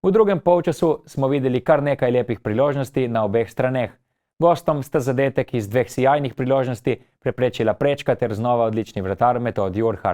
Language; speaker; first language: Slovenian; native; Slovenian